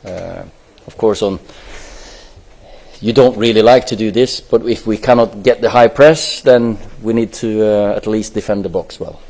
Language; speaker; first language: English; non-native, fluent; Norwegian